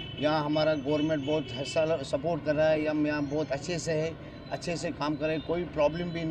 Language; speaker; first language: Hindi; non-native, local second language; Kashmiri